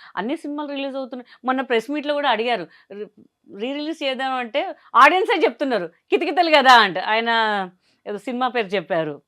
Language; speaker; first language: Telugu; non-native, local second language; Hindi